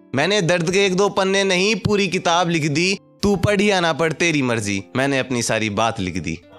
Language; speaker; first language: Hindi; native; Hindi